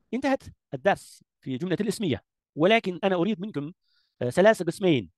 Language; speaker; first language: Arabic; non-native, learner; Turkish